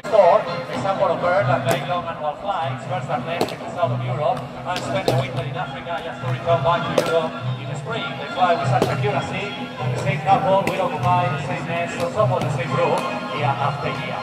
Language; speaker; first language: English; non-native, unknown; Spanish